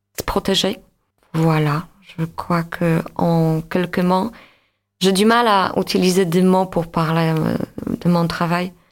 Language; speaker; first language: French; non-native, fluent; Polish